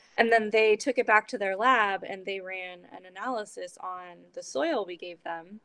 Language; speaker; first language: English; native; English